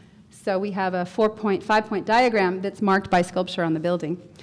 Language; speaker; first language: English; native; English